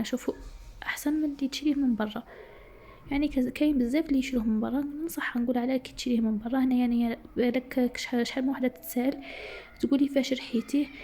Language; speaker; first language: Arabic; native; Arabic